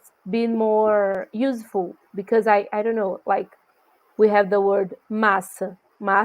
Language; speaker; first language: English; non-native, learner; Portuguese